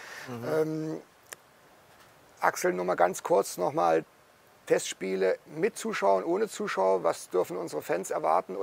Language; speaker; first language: German; native; German